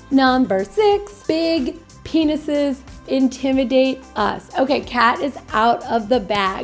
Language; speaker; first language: English; native; English